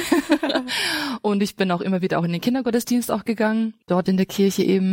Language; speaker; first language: German; native; German